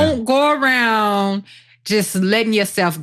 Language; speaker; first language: English; native; English